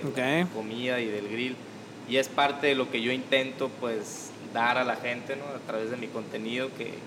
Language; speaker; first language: Spanish; native; Spanish